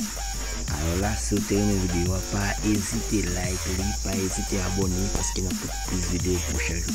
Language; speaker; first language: French; non-native, learner; Haitian Creole